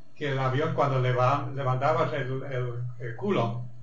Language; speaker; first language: Spanish; non-native, fluent; German